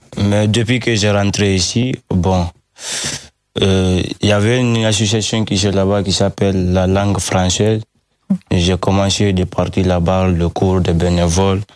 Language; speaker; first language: French; non-native, learner; Fula